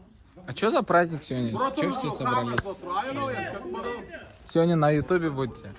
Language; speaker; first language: Russian; non-native, fluent; Turkmen